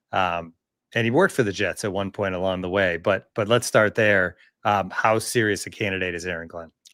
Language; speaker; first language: English; native; English